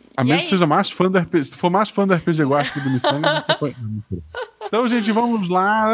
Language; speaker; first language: Portuguese; native; Portuguese